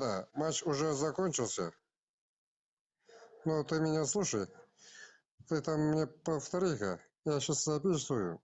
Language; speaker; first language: Russian; non-native, local second language; Kazakh